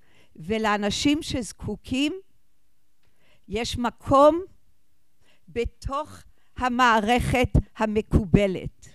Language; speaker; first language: Hebrew; non-native, fluent; English